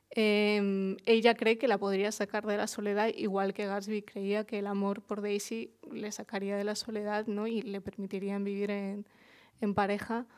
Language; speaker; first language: Spanish; early bilingual, other home language; Russian